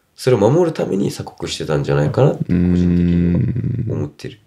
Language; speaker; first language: Japanese; non-native, local second language; English